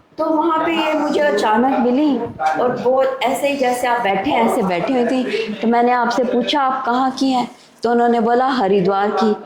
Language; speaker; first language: Hindi; native; Hindi